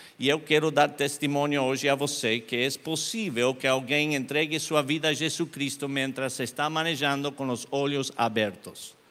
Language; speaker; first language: Portuguese; non-native, learner; Spanish